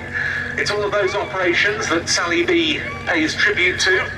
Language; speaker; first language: English; native; English